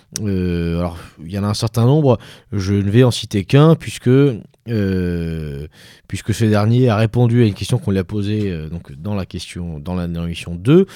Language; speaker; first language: French; native; French